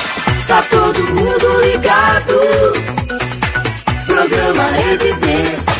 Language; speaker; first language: Portuguese; native; Portuguese